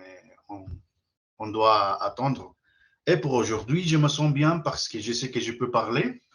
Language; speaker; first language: French; non-native, fluent; Spanish